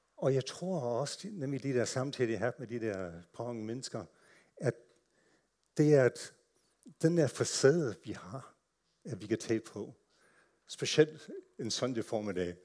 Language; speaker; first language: Danish; non-native, fluent; English